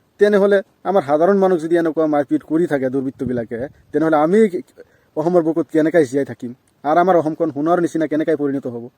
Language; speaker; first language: Assamese; native; Assamese